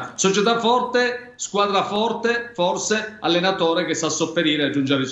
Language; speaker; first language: Italian; native; Italian